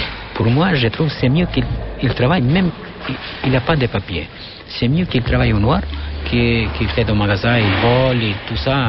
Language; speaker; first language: French; non-native, learner; Albanian